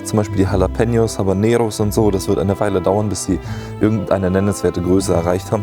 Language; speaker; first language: German; native; German